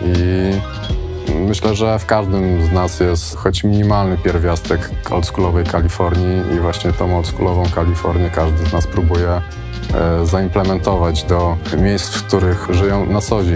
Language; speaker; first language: Polish; native; Polish